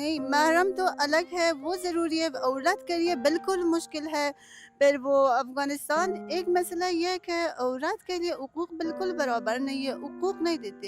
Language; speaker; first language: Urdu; non-native, learner; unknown